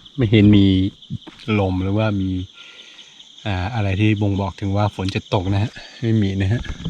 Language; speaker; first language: Thai; non-native, local second language; S'gaw Karen